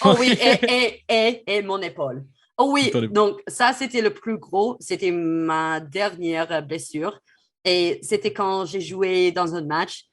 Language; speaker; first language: French; non-native, fluent; English